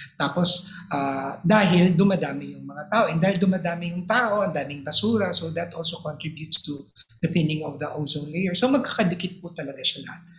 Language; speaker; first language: Filipino; native; Filipino